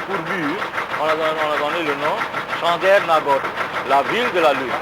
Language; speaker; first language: French; non-native, local second language; Bangla